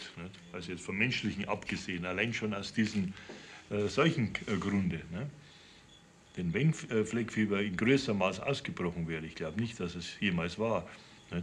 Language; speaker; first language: German; native; German